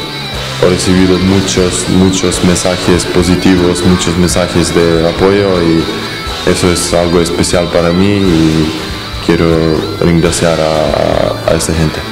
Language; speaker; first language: Spanish; non-native, fluent; Serbian